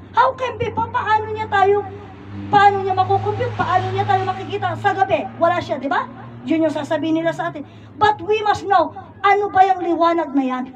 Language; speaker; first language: Filipino; non-native, local second language; Iloko